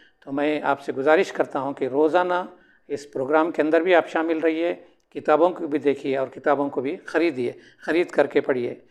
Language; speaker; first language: Urdu; native; Urdu